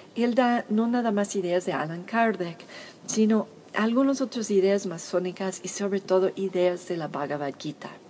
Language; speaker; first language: Spanish; non-native, fluent; English